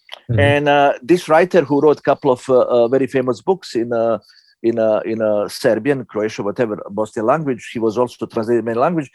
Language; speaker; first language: English; non-native, fluent; Bosnian